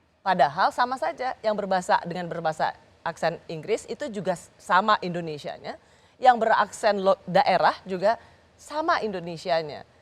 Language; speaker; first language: Indonesian; native; Indonesian